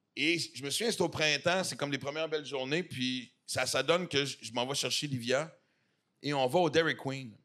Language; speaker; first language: French; native; French